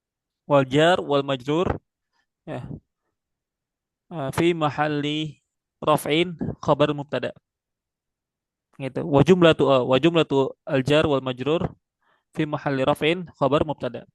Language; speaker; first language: Arabic; non-native, fluent; Indonesian